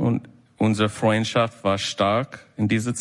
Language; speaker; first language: German; non-native, learner; English